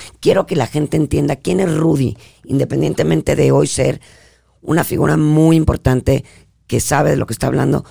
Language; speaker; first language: Spanish; native; Spanish